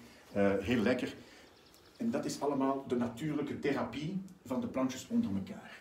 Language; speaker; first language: Dutch; native; Dutch